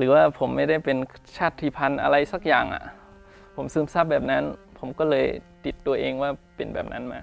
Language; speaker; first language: Thai; early bilingual, other home language; Shan